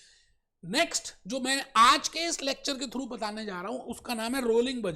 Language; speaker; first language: Hindi; native; Hindi